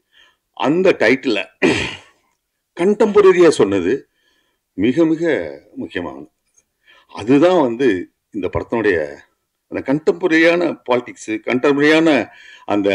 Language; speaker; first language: Tamil; native; Tamil